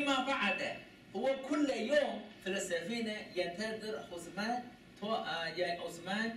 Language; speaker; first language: Arabic; non-native, learner; Chinese